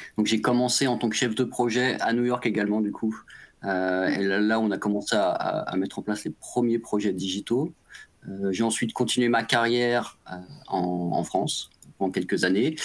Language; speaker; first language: French; native; French